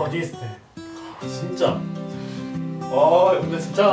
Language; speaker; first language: Korean; native; Korean